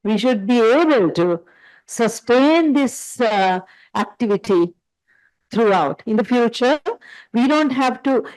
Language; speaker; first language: English; non-native, local second language; Sinhala